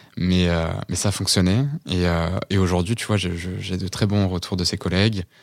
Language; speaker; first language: French; early bilingual, other home language; Portuguese